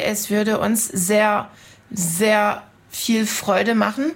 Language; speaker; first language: German; non-native, fluent; French